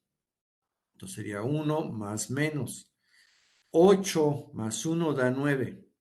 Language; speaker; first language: Spanish; native; Spanish